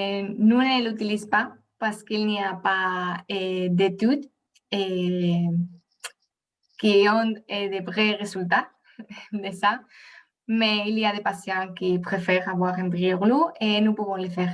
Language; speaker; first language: French; non-native, fluent; Spanish